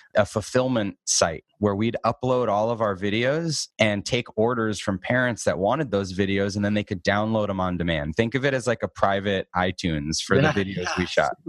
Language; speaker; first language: English; native; English